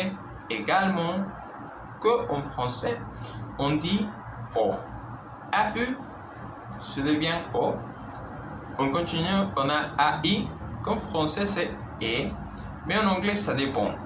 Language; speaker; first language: French; non-native, learner; Spanish